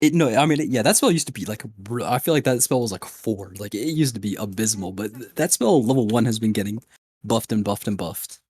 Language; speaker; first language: English; native; English